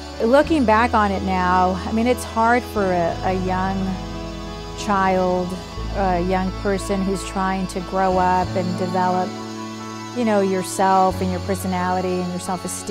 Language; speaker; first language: English; early bilingual, other home language; Spanish